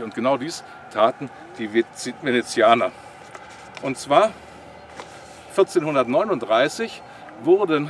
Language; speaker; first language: German; native; German